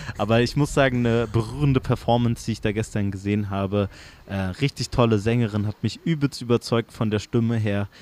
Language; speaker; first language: German; native; German